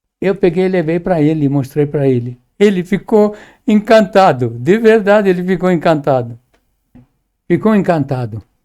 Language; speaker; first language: Portuguese; early bilingual, other home language; Arabic